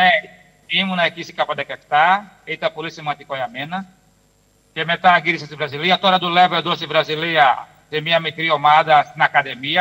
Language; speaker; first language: Greek; non-native, fluent; Portuguese